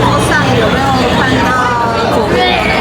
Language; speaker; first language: Chinese; native; Chinese